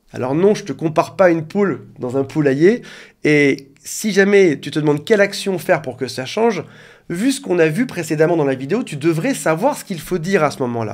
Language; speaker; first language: French; native; French